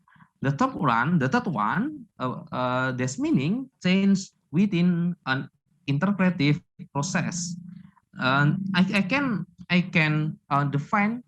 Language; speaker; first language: English; non-native, learner; Indonesian